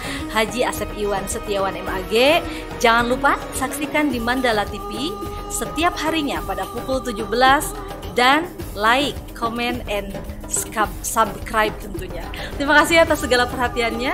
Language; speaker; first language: Indonesian; native; Indonesian